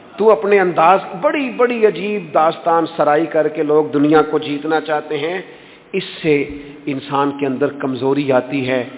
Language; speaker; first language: Urdu; non-native, local second language; Punjabi